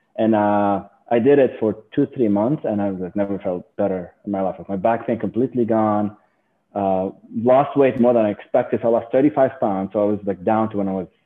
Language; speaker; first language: English; non-native, fluent; Arabic